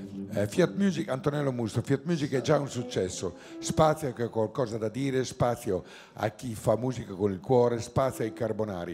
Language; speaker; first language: Italian; native; Italian